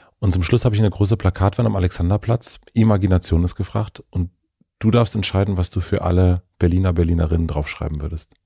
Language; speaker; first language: German; native; German